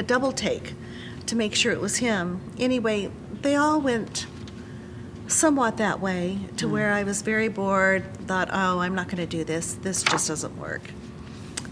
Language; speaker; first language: English; native; English